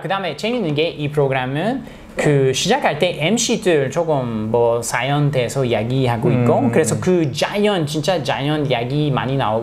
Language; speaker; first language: Korean; non-native, learner; English